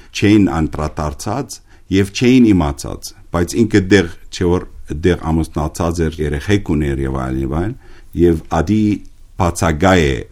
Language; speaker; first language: Armenian; early bilingual, heritage; Armenian